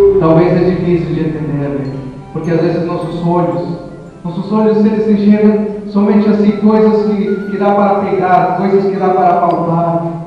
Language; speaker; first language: Portuguese; non-native, fluent; Spanish